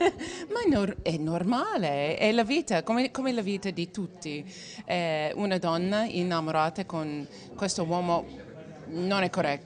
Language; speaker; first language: Italian; non-native, learner; English